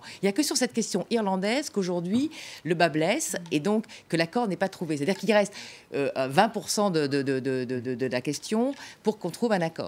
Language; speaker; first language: French; native; French